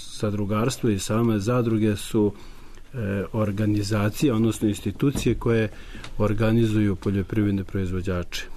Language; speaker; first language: Serbian; native; Serbian